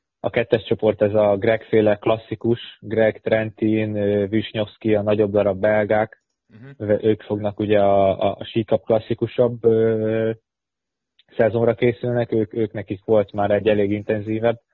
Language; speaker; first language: Hungarian; native; Hungarian